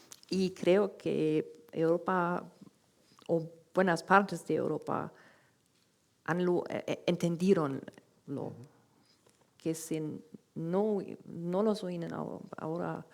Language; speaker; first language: Spanish; non-native, fluent; German